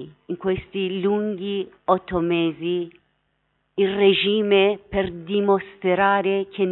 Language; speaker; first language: Italian; non-native, fluent; Persian